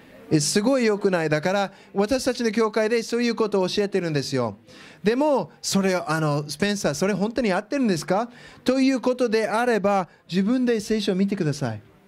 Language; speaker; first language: Japanese; non-native, fluent; English